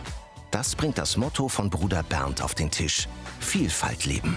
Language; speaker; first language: German; native; German